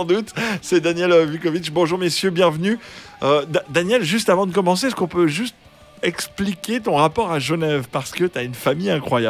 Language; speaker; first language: French; native; French